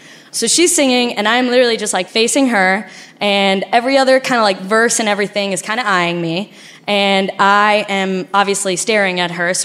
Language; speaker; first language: English; non-native, fluent; Spanish